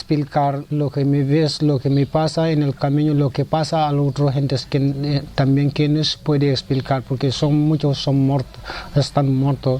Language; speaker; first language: Spanish; non-native, learner; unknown